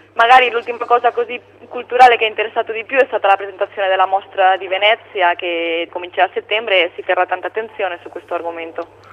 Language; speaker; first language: Italian; non-native, fluent; Spanish